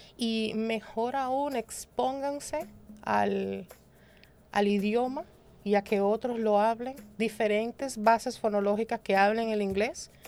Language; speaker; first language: Spanish; native; Spanish